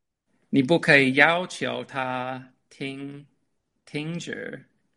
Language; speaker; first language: Chinese; non-native, fluent; English